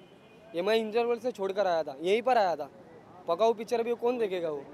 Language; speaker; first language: Hindi; native; Hindi